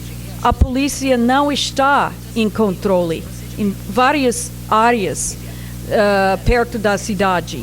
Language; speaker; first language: Portuguese; non-native, fluent; English